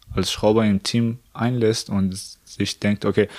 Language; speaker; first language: German; non-native, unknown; Persian